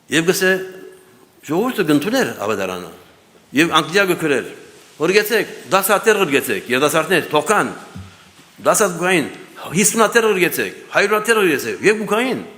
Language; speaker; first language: Armenian; early bilingual, heritage; Armenian